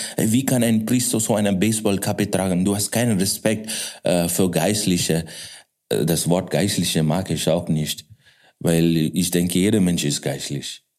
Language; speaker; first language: German; non-native, fluent; Kannada